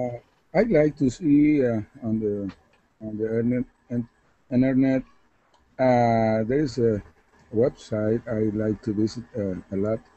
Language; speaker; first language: English; non-native, learner; Spanish